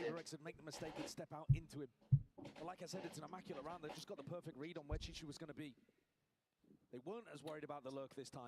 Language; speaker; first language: English; native; English